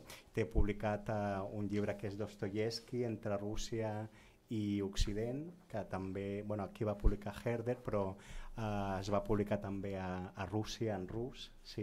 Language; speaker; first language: Catalan; native; Catalan